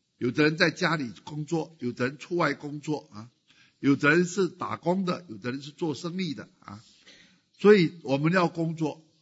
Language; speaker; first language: Chinese; native; Chinese